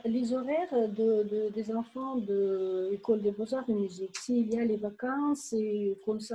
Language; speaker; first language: French; non-native, learner; Ukrainian